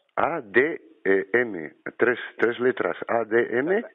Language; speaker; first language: Spanish; native; Spanish